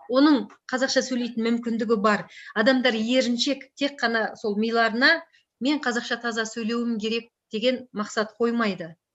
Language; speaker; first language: Kazakh; native; Kazakh